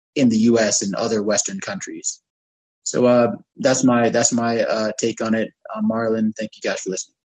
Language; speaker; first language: English; native; English